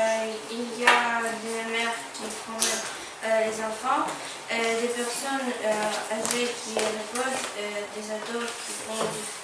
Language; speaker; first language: French; non-native, learner; Ukrainian